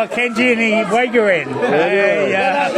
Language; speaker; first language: Chinese; non-native, learner; English